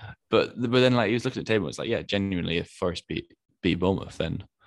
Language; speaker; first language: English; native; English